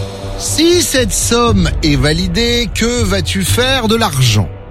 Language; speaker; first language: French; native; French